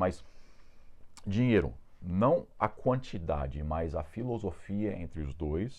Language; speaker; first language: Portuguese; non-native, fluent; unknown